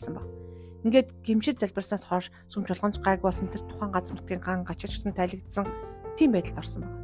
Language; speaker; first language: Mongolian; native; Mongolian